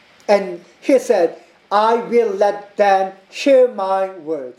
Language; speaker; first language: English; non-native, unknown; Korean